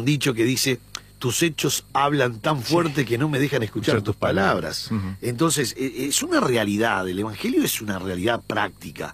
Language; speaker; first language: Spanish; native; Spanish